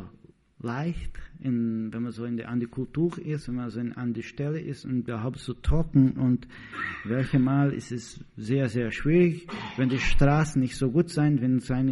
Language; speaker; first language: German; non-native, learner; Portuguese